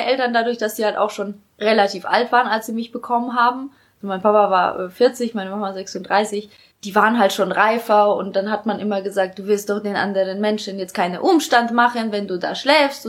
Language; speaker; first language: German; early bilingual, other home language; Polish